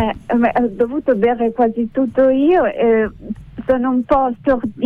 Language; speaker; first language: Italian; non-native, learner; French